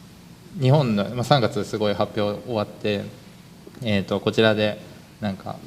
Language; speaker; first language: Japanese; native; Japanese